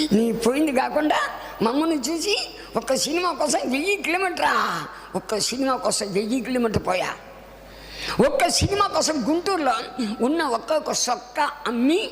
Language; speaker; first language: Telugu; non-native, local second language; Tamil